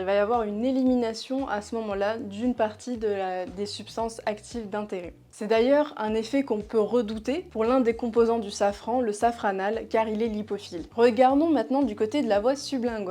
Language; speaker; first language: French; native; French